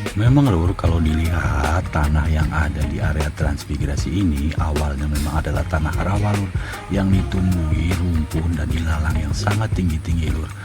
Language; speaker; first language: Indonesian; non-native, local second language; Javanese